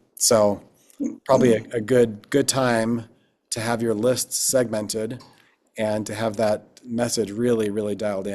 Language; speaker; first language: English; native; English